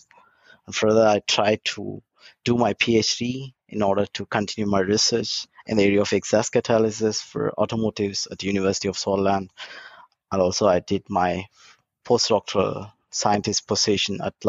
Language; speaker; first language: English; non-native, local second language; Tamil